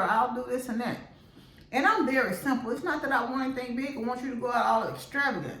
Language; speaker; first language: English; native; English